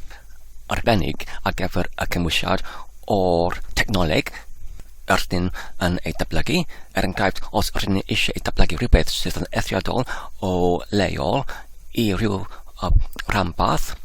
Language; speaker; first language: Welsh; non-native, fluent; English